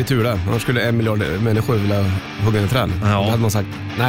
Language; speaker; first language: Swedish; native; Swedish